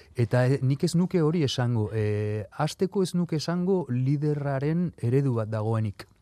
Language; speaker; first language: Basque; non-native, local second language; Spanish